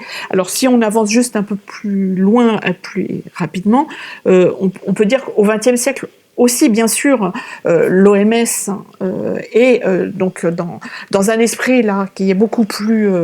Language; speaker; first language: French; native; French